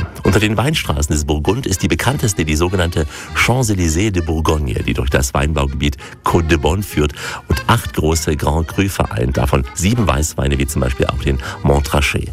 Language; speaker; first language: German; native; German